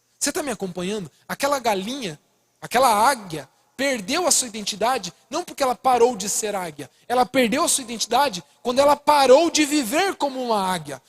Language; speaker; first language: Portuguese; early bilingual, other home language; Spanish